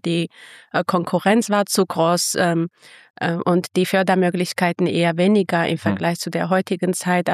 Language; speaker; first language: German; non-native, fluent; Armenian